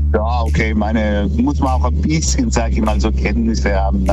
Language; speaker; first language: German; early bilingual, other home language; Greek